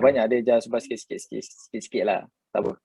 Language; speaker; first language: Malay; native; Malay